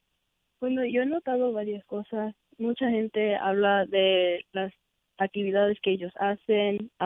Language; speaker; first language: Spanish; early bilingual, heritage; Spanish